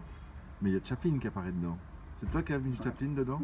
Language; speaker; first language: French; native; French